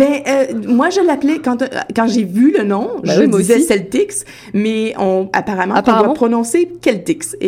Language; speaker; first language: French; native; French